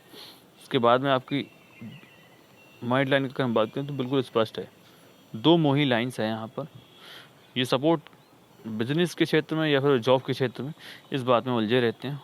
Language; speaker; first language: Hindi; native; Hindi